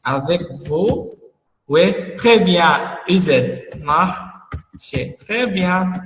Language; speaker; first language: French; non-native, fluent; Arabic